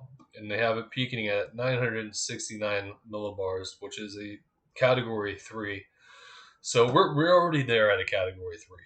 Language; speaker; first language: English; native; English